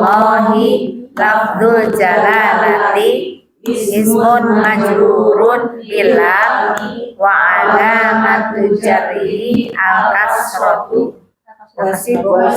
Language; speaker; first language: Arabic; non-native, learner; Indonesian